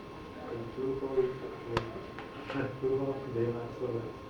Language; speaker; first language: Spanish; non-native, learner; English